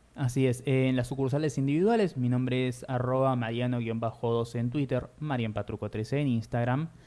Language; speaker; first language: Spanish; native; Spanish